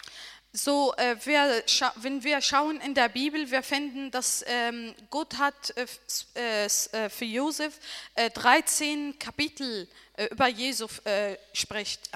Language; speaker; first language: German; non-native, learner; Arabic